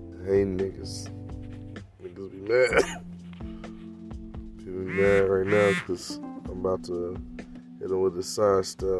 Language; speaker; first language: English; native; English